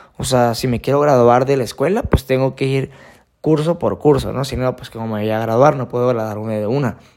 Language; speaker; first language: Spanish; native; Spanish